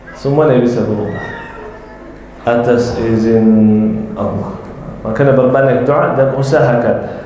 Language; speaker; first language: Malay; non-native, fluent; Arabic